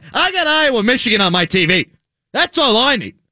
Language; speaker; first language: English; native; English